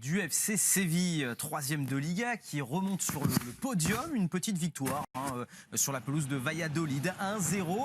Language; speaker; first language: French; native; French